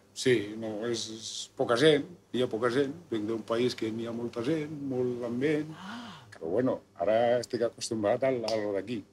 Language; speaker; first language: Catalan; non-native, fluent; Arabic